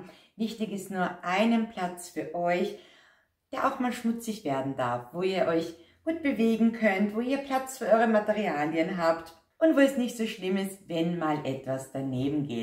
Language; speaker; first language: German; native; German